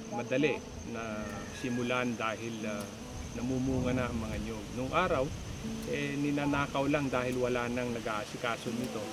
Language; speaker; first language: Filipino; non-native, local second language; Iloko